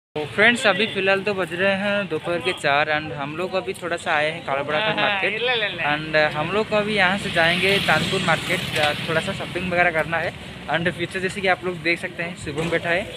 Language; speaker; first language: Hindi; non-native, local second language; Odia